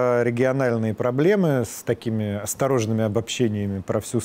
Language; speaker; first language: Russian; native; Russian